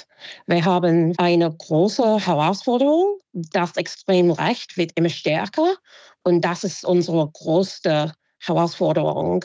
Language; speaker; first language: German; non-native, fluent; English